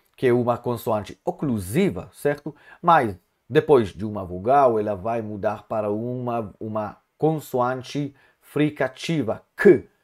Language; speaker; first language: Portuguese; non-native, fluent; Hebrew